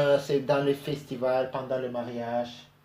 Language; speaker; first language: French; non-native, learner; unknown